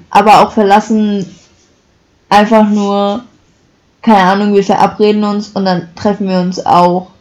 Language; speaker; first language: German; native; German